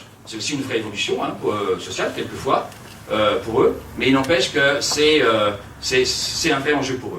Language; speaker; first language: French; native; French